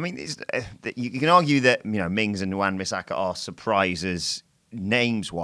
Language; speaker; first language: English; native; English